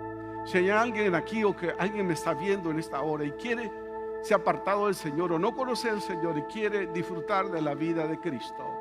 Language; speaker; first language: Spanish; native; Spanish